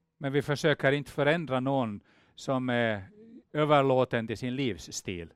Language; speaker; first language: Swedish; native; Swedish